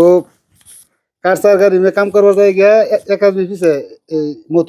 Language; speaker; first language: Hindi; non-native, learner; Bangla